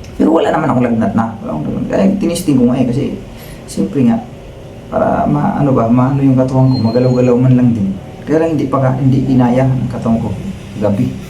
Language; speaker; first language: Filipino; non-native, local second language; Cebuano